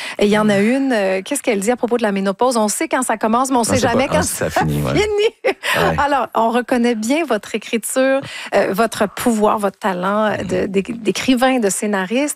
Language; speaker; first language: French; native; French